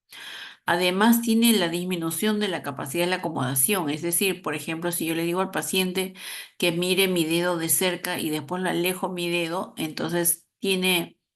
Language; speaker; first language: Spanish; native; Spanish